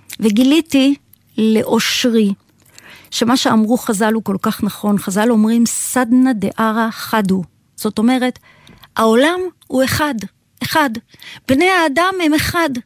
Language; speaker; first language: Hebrew; native; Hebrew